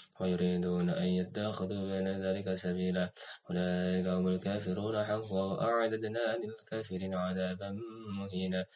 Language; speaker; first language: Arabic; non-native, learner; Indonesian